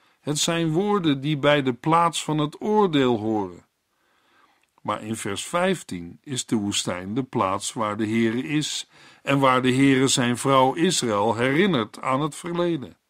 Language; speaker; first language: Dutch; native; Dutch